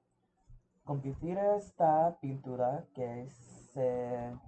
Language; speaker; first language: Spanish; early bilingual, heritage; English